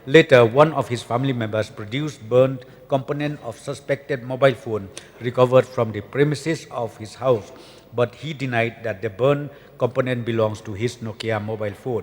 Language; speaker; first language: English; non-native, local second language; Khasi